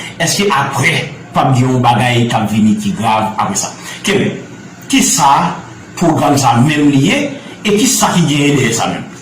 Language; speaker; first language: Haitian Creole; native; Haitian Creole